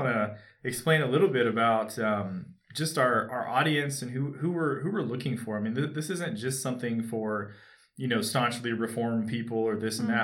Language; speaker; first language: English; native; English